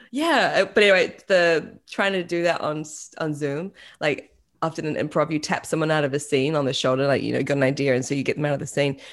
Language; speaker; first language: English; native; English